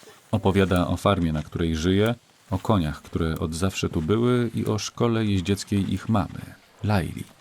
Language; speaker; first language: Polish; native; Polish